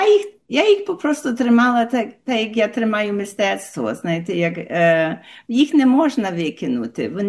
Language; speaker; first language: Ukrainian; early bilingual, heritage; Ukrainian